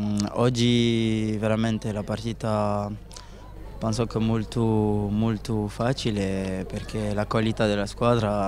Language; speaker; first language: Italian; non-native, learner; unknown